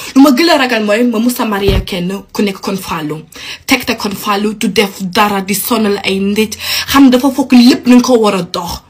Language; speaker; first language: Wolof; early bilingual, heritage; Wolof